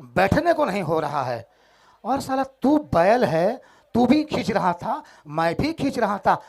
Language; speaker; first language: Hindi; non-native, local second language; Marathi